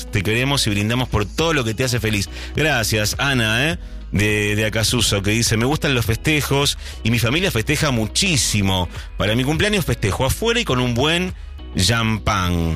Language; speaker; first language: Spanish; native; Spanish